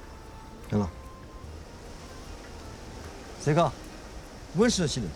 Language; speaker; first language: Bulgarian; non-native, learner; Chinese